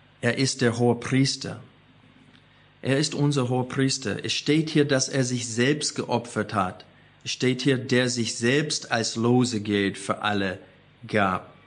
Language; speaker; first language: German; non-native, fluent; English